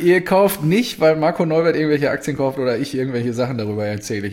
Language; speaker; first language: German; native; German